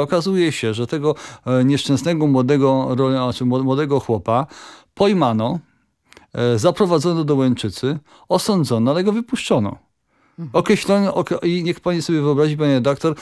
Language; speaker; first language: Polish; native; Polish